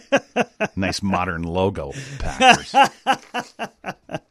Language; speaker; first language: English; native; English